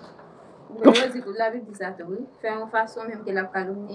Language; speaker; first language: French; non-native, local second language; Haitian Creole